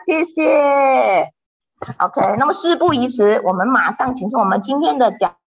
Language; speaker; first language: Chinese; native; Chinese